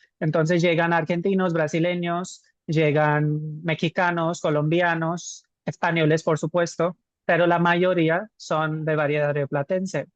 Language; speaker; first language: Spanish; non-native, fluent; Hindi